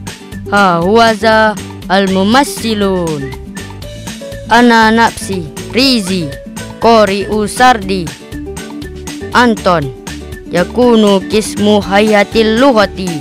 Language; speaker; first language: Arabic; non-native, learner; Indonesian